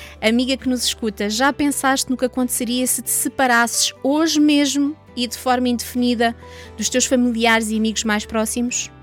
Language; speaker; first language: Portuguese; native; Portuguese